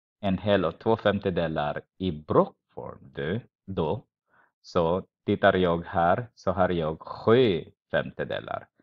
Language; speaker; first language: Swedish; non-native, fluent; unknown